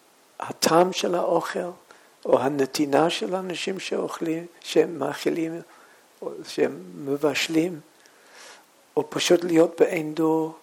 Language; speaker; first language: Hebrew; non-native, fluent; English